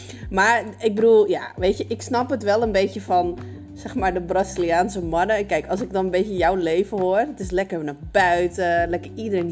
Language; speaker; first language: Dutch; native; Dutch